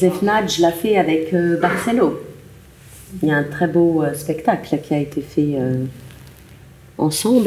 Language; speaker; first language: French; native; French